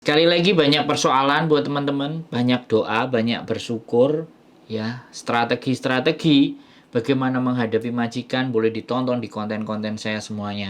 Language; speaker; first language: Indonesian; non-native, local second language; Javanese